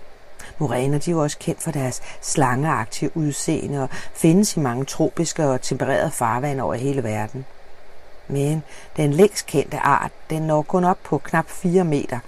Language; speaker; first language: Danish; native; Danish